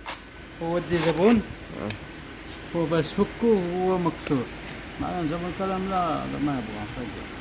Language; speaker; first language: Arabic; non-native, learner; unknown